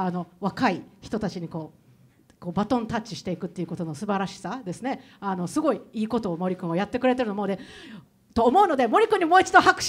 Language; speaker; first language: Japanese; native; Japanese